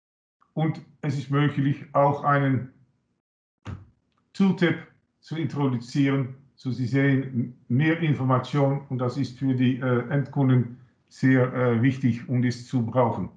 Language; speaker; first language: German; non-native, learner; Dutch